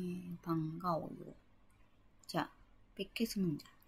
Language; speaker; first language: Korean; non-native, learner; Japanese